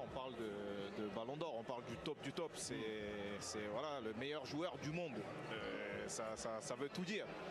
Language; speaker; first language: French; native; French